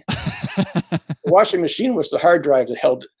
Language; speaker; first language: English; native; English